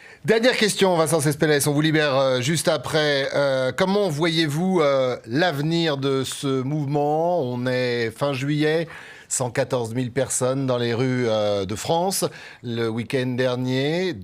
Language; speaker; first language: French; native; French